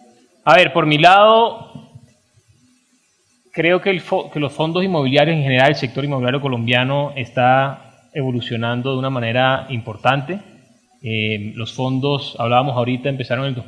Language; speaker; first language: Spanish; native; Spanish